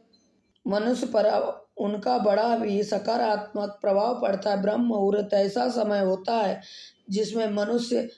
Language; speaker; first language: Hindi; native; Hindi